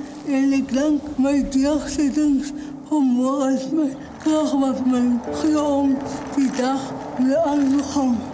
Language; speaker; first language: Dutch; non-native, learner; Afrikaans